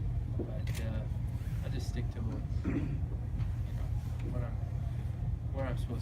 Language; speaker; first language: English; native; English